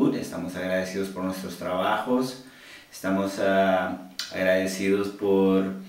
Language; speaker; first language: Spanish; early bilingual, heritage; Spanish